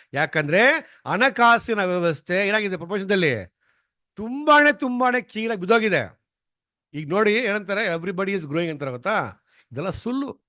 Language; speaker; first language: Kannada; non-native, local second language; Tamil